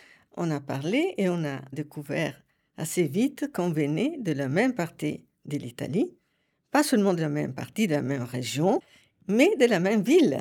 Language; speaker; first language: French; non-native, fluent; Italian